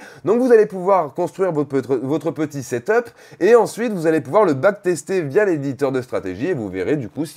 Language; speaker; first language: French; native; French